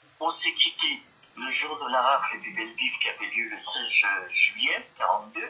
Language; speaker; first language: French; early bilingual, other home language; Yiddish